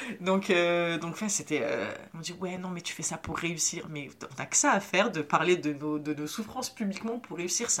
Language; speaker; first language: French; early bilingual, other home language; Arabic